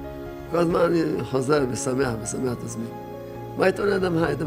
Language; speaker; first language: Hebrew; native; Hebrew